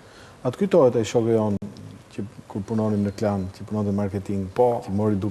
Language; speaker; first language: Albanian; native; Albanian